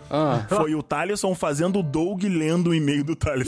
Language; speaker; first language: Portuguese; native; Portuguese